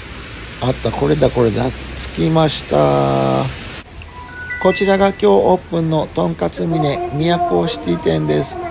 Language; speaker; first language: Japanese; native; Japanese